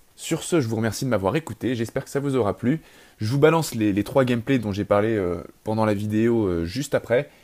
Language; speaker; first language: French; native; French